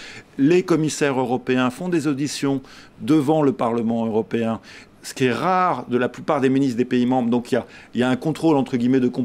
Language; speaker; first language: French; native; French